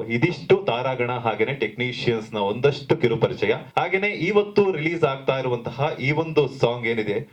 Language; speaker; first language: Kannada; native; Kannada